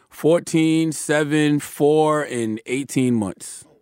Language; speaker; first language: English; native; English